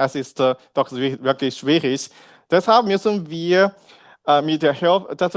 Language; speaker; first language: German; non-native, learner; Chinese